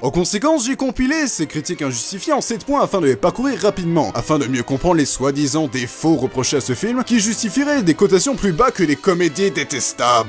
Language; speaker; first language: French; native; French